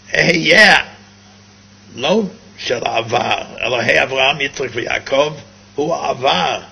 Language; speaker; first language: Hebrew; non-native, fluent; English